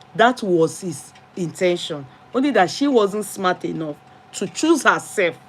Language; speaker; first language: English; non-native, local second language; Yoruba